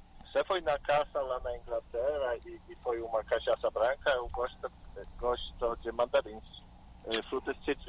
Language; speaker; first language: Portuguese; non-native, learner; Polish